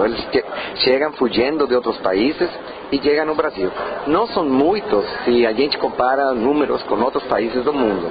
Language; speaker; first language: Portuguese; non-native, fluent; Spanish